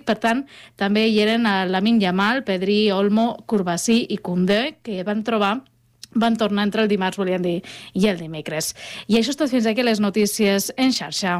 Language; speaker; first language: Catalan; native; Catalan